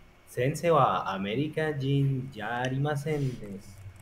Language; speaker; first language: Japanese; non-native, learner; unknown